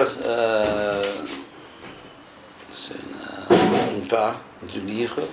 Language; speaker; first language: French; non-native, fluent; English